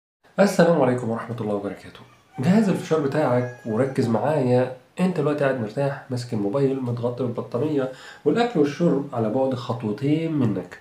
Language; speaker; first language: Arabic; native; Arabic